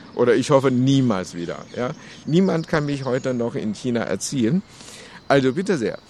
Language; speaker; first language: German; non-native, fluent; Chinese